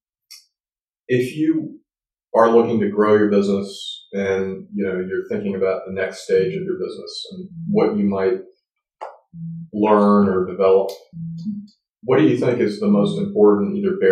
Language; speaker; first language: English; native; English